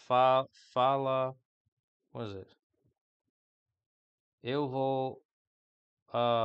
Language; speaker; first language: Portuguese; non-native, learner; English